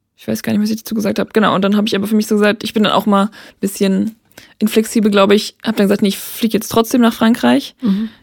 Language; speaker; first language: German; native; German